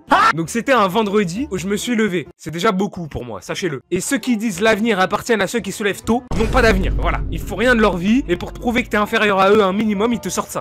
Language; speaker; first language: French; native; French